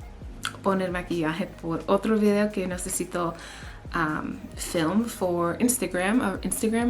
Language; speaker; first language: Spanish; early bilingual, heritage; English